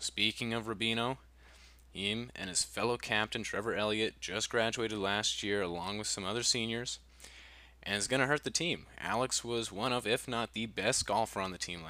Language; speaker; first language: English; native; English